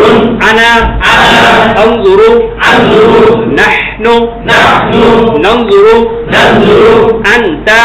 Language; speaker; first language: Arabic; non-native, fluent; Bangla